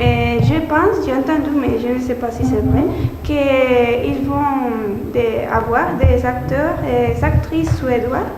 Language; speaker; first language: French; non-native, learner; Spanish